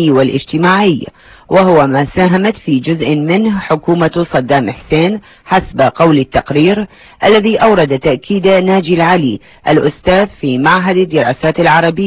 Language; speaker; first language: Arabic; native; Arabic